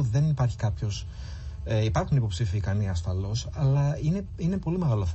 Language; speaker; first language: Greek; native; Greek